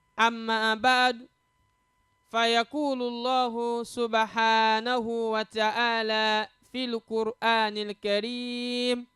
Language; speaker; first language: Arabic; non-native, fluent; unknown